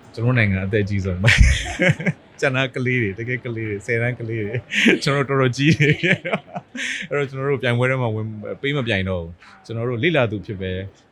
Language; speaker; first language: Burmese; native; Burmese